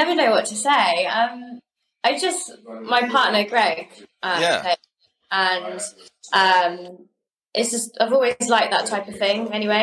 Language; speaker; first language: English; native; English